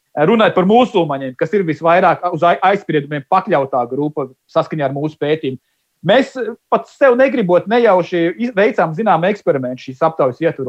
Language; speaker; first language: Latvian; native; Latvian